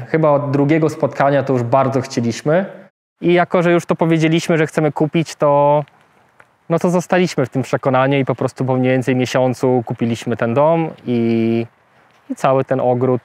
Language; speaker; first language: Polish; native; Polish